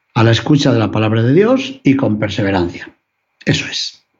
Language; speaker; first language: Spanish; native; Spanish